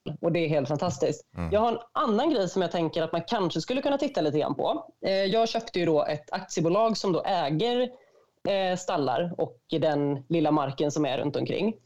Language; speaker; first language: Swedish; native; Swedish